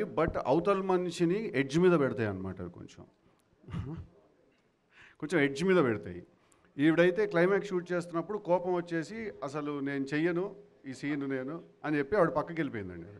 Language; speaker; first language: Telugu; native; Telugu